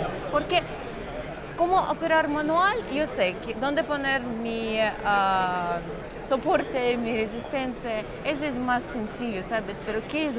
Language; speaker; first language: Spanish; non-native, fluent; Russian